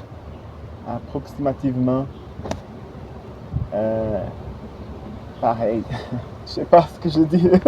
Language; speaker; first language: French; non-native, fluent; Portuguese